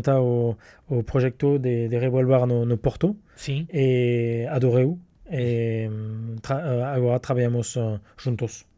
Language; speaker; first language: Portuguese; non-native, learner; French